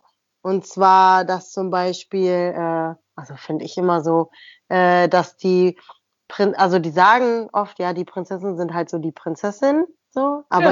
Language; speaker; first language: German; native; German